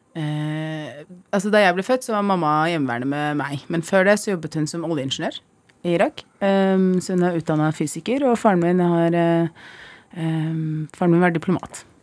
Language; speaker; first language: Norwegian; early bilingual, other home language; Arabic